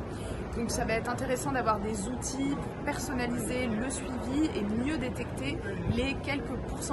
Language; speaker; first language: French; native; French